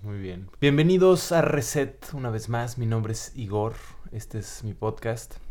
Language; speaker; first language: Spanish; native; Spanish